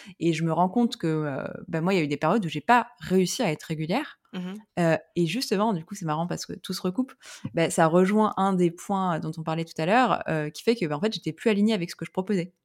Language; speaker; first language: French; native; French